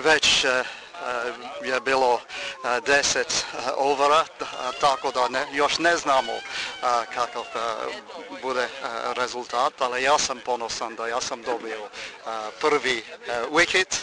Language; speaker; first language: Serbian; non-native, learner; English